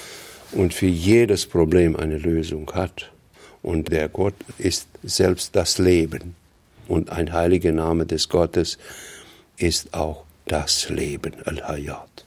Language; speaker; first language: German; non-native, fluent; Bosnian